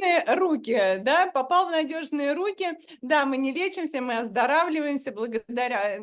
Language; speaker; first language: Russian; native; Russian